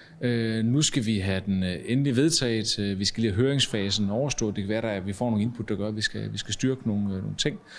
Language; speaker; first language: Danish; native; Danish